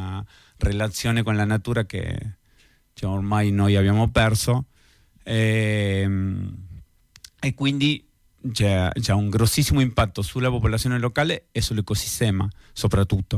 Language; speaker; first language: Italian; non-native, fluent; Spanish